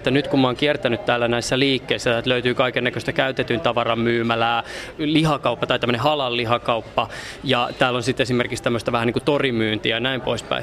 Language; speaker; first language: Finnish; native; Finnish